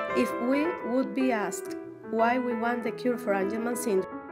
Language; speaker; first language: English; non-native, learner; Spanish